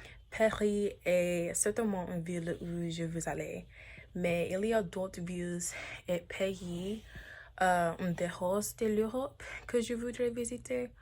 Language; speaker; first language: French; non-native, learner; English